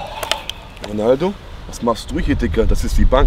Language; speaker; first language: German; native; German